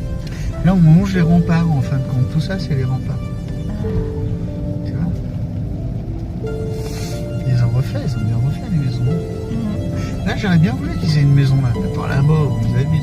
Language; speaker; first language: French; native; French